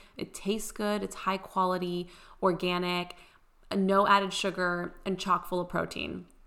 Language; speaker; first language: English; early bilingual, other home language; Persian